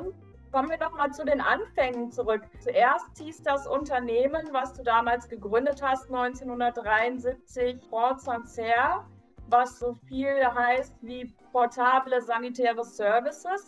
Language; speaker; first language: German; native; German